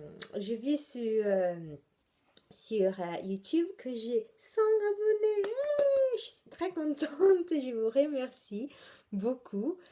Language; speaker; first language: French; non-native, fluent; Italian